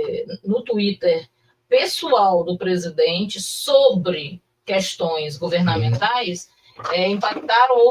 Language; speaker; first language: Portuguese; native; Portuguese